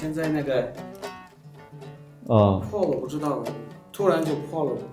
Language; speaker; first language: Chinese; non-native, learner; Turkmen